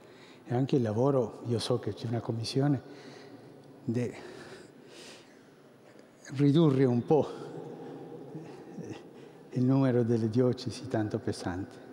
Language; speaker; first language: Italian; non-native, fluent; Spanish